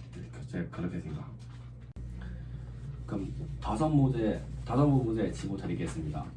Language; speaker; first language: Korean; non-native, learner; Chinese